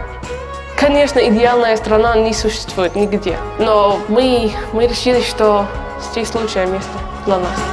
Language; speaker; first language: Russian; non-native, learner; English